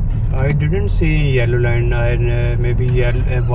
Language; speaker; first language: English; non-native, learner; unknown